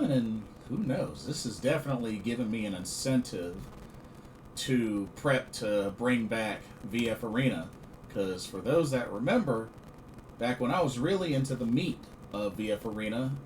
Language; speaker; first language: English; native; English